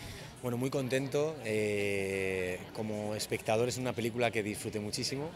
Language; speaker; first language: Spanish; native; Spanish